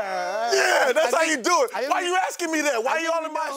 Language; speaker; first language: English; native; English